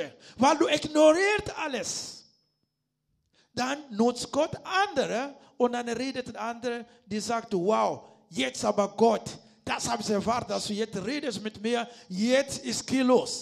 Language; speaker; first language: German; non-native, learner; Lingala